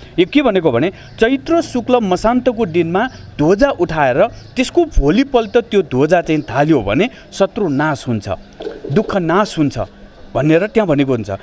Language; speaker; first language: Nepali; non-native, local second language; Newari